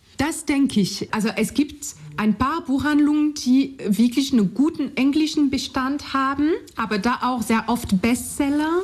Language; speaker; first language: German; non-native, fluent; French